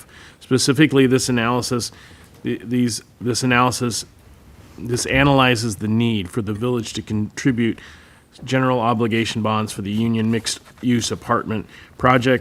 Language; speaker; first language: English; native; English